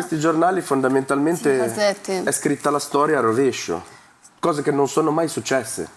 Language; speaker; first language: Italian; native; Italian